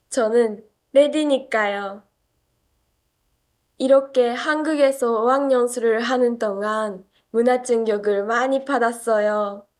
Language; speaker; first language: Korean; non-native, fluent; Japanese